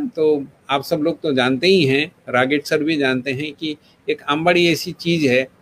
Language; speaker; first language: Hindi; non-native, local second language; Gujarati